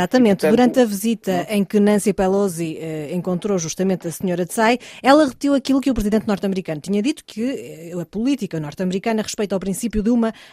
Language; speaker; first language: Portuguese; native; Portuguese